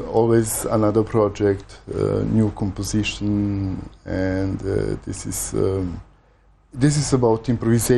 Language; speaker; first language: English; non-native, learner; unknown